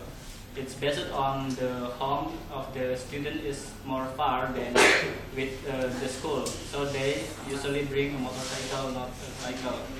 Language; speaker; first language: English; non-native, learner; Indonesian